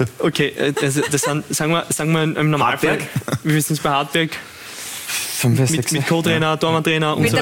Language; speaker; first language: German; native; German